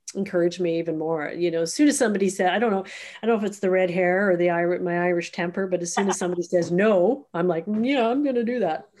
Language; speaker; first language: English; native; English